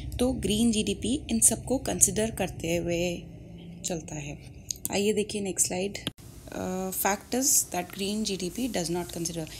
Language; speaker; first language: Hindi; native; Hindi